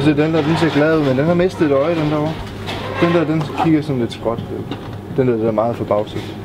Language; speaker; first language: Danish; native; Danish